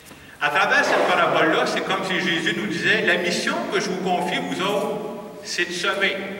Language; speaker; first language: French; native; French